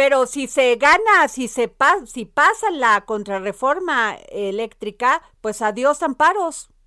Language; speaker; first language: Spanish; native; Spanish